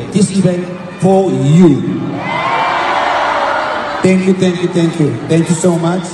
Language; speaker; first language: English; non-native, learner; Korean